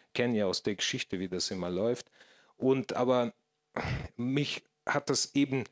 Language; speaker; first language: German; non-native, fluent; Russian